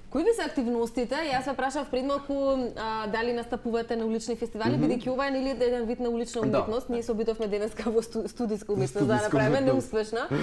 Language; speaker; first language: Macedonian; native; Macedonian